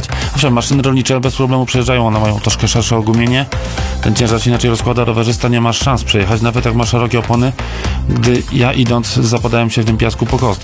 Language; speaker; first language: Polish; native; Polish